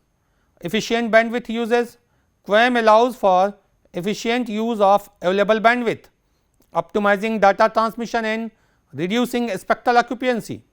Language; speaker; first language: English; non-native, local second language; Hindi